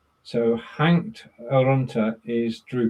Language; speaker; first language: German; non-native, learner; English